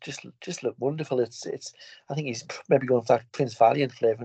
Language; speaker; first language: English; native; English